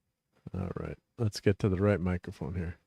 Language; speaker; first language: English; native; English